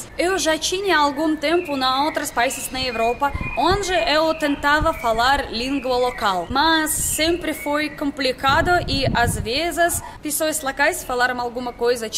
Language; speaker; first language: Portuguese; non-native, learner; Russian